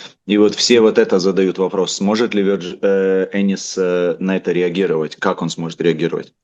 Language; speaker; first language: Russian; native; Russian